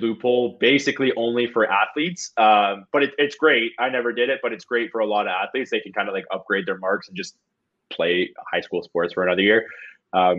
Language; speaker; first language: English; native; English